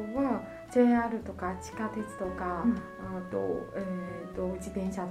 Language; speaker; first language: Japanese; non-native, fluent; Chinese